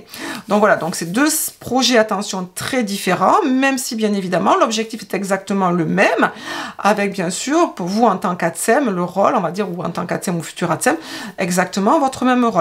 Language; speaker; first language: French; native; French